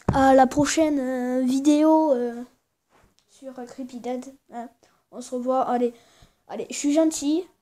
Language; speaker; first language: French; native; French